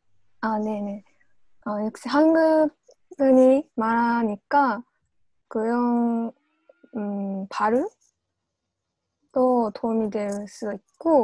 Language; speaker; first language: Korean; non-native, learner; Japanese